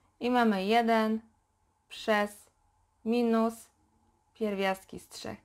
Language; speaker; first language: Polish; native; Polish